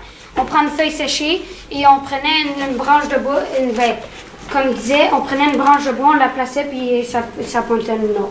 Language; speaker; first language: French; native; French